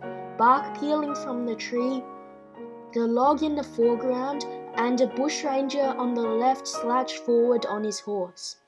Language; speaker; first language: English; native; English